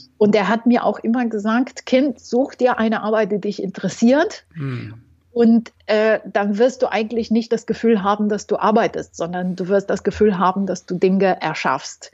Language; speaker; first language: German; non-native, fluent; Romanian